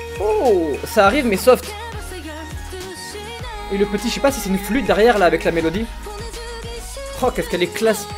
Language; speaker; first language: French; native; French